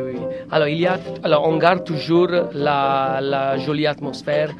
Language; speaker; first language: French; non-native, learner; Italian